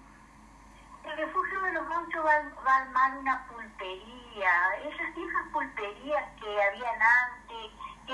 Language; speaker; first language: Spanish; native; Spanish